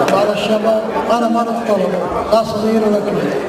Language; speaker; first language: Arabic; native; Arabic